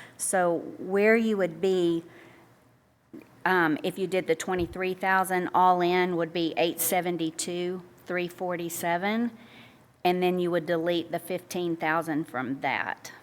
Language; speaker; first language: English; native; English